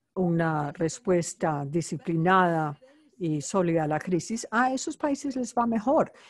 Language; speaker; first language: Spanish; non-native, fluent; Bulgarian